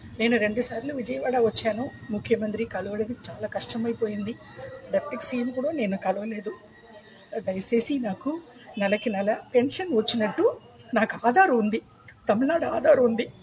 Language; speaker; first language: Telugu; non-native, learner; Tamil